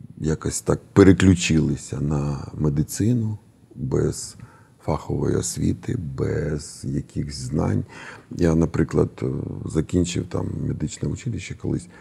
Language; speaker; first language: Ukrainian; native; Ukrainian